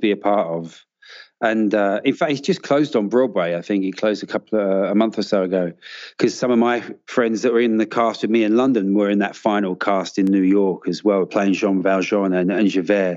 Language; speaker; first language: English; native; English